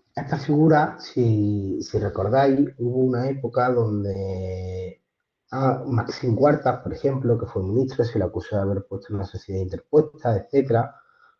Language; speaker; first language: Spanish; native; Spanish